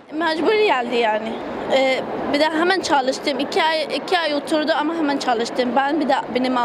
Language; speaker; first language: Turkish; non-native, learner; Arabic